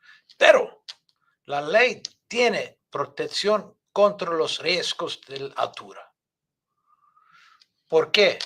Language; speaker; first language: Spanish; non-native, fluent; English